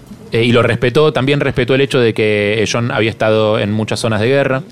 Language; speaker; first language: Spanish; native; Spanish